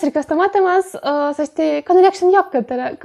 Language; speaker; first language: Japanese; non-native, fluent; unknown